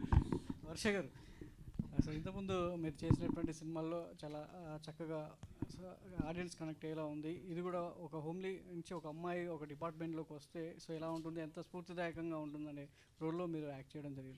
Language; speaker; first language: Telugu; native; Telugu